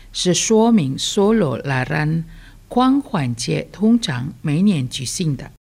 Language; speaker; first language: Chinese; early bilingual, heritage; Chinese